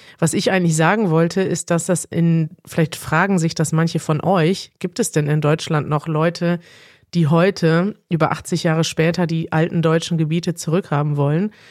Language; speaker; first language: German; native; German